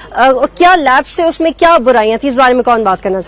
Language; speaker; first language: Urdu; native; Urdu